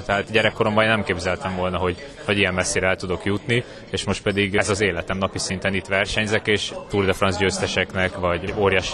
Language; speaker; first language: Hungarian; native; Hungarian